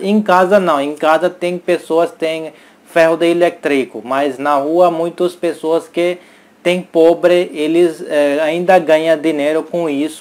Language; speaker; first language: Portuguese; non-native, learner; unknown